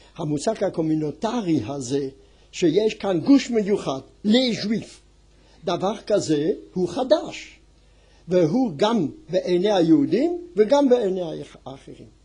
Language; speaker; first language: Hebrew; non-native, fluent; French